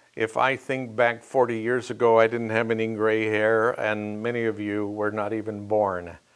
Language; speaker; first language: English; native; English